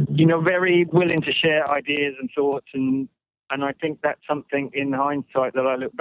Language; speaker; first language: English; native; English